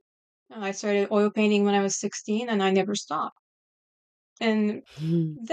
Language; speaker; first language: English; non-native, fluent; Japanese